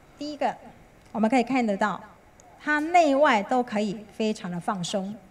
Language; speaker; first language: Chinese; native; Chinese